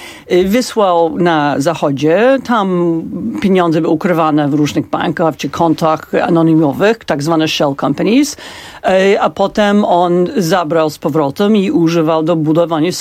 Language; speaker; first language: Polish; non-native, fluent; English